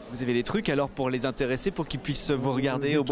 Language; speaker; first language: French; native; French